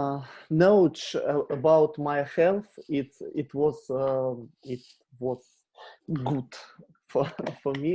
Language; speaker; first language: English; non-native, learner; Russian